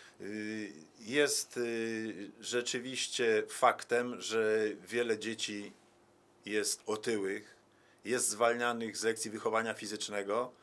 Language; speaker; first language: Polish; native; Polish